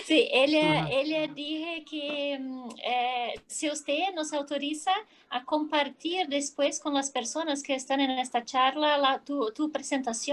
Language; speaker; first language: Spanish; non-native, learner; Portuguese